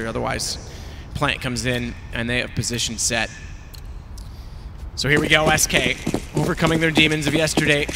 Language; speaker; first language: English; native; English